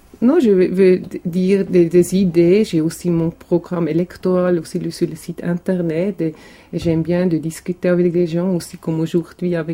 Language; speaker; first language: French; non-native, local second language; German